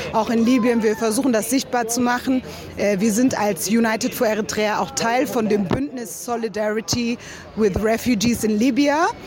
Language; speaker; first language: German; native; German